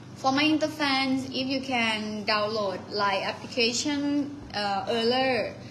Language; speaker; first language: English; non-native, learner; Thai